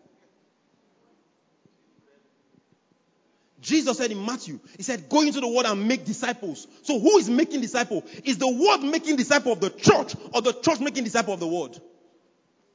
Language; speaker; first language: English; non-native, local second language; Yoruba